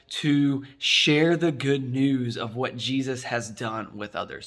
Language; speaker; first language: English; native; English